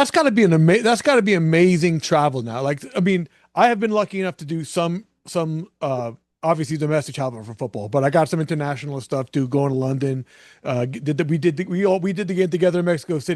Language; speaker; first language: English; native; English